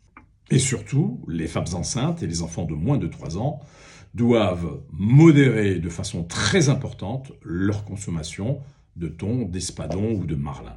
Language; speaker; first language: French; native; French